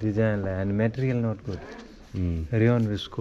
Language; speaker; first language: English; non-native, learner; Hindi